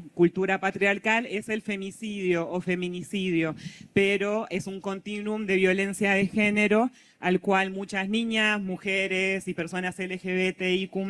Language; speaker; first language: Spanish; native; Spanish